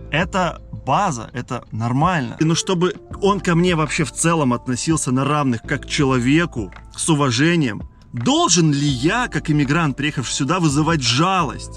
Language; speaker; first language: Russian; native; Russian